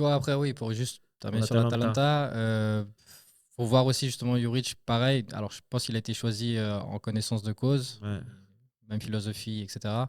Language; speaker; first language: French; native; French